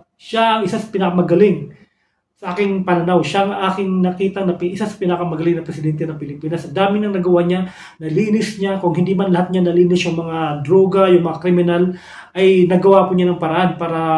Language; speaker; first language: Filipino; non-native, local second language; Cebuano